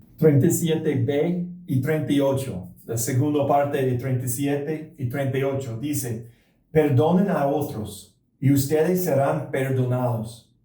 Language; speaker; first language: Spanish; non-native, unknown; English